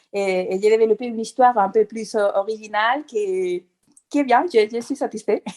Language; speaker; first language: French; non-native, fluent; Spanish